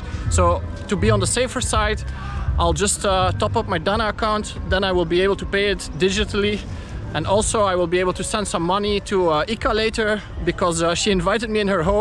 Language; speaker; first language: English; non-native, fluent; Dutch